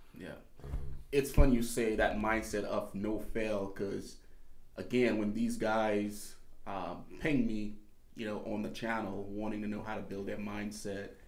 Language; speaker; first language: English; native; English